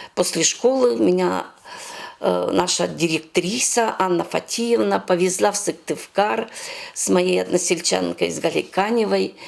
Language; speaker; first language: Russian; non-native, local second language; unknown